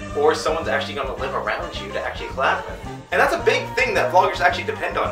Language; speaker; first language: English; native; English